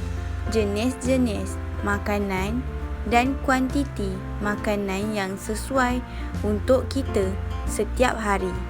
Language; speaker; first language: Malay; native; Malay